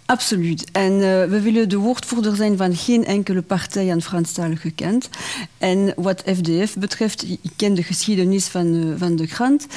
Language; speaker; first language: Dutch; non-native, local second language; French